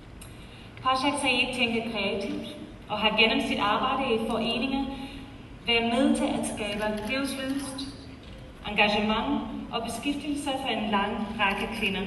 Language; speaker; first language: Danish; native; Danish